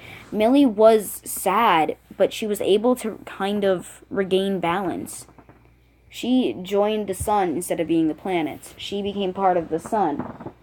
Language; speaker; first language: English; native; English